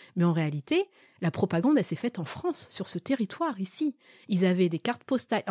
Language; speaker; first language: French; early bilingual, other home language; Malagasy